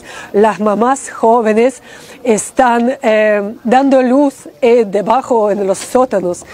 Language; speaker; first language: Spanish; non-native, fluent; Ukrainian